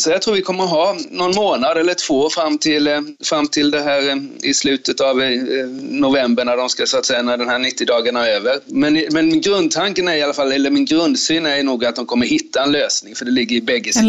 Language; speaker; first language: Swedish; native; Swedish